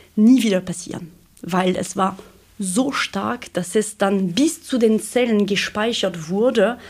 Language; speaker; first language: German; non-native, fluent; French